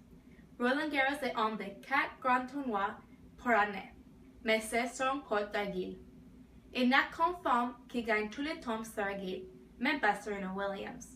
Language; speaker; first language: French; non-native, learner; English